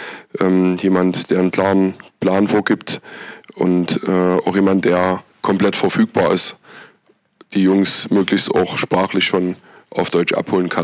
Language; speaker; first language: German; native; German